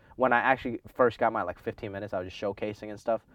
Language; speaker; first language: English; non-native, local second language; Cantonese